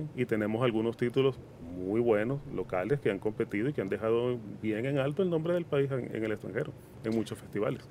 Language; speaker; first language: Spanish; native; Spanish